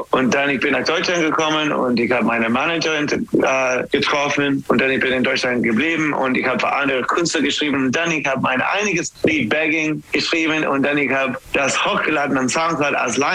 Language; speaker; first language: German; non-native, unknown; English